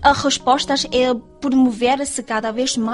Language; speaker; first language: Portuguese; non-native, fluent; Chinese